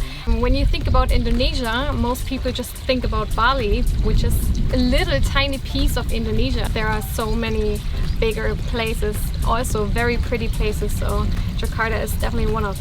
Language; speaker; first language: English; non-native, fluent; German